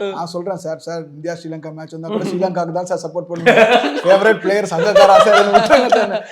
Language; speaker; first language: Tamil; native; Tamil